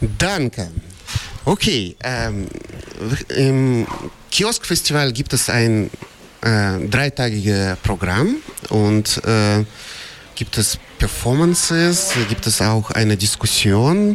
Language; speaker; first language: German; non-native, fluent; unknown